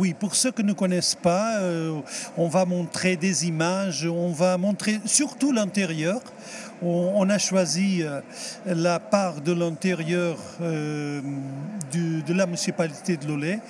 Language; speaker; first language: French; non-native, fluent; Portuguese